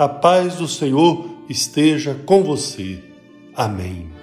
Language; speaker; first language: Portuguese; native; Portuguese